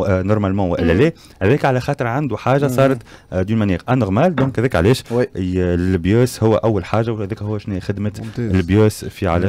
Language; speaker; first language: Arabic; native; Arabic